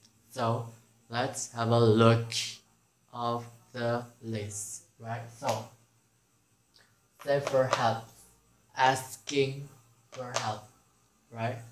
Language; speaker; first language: English; non-native, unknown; Indonesian